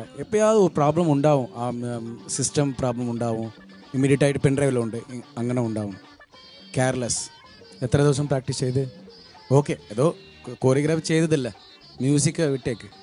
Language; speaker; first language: Malayalam; non-native, learner; Tamil